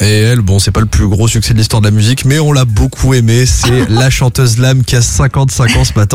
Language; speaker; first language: French; native; French